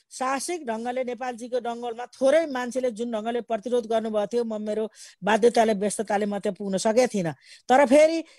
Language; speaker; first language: Nepali; native; Nepali